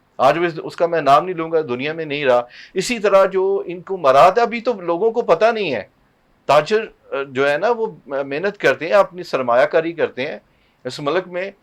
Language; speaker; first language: Urdu; non-native, local second language; Punjabi